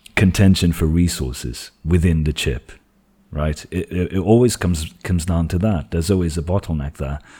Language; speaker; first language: English; non-native, fluent; Portuguese